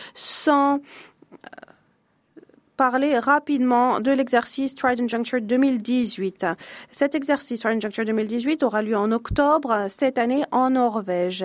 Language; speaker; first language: French; native; French